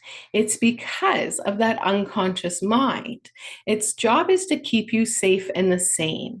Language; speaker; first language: English; native; English